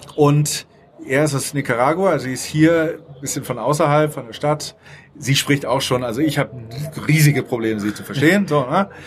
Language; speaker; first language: German; native; German